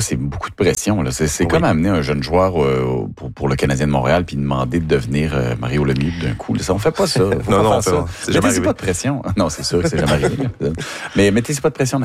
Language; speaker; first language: French; native; French